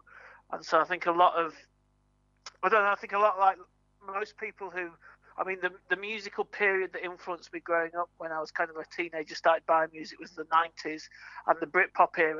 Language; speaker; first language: English; native; English